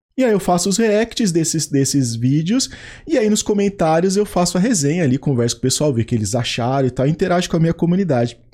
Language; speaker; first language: Portuguese; native; Portuguese